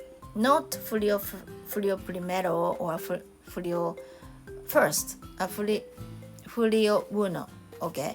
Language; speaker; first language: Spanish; non-native, learner; Japanese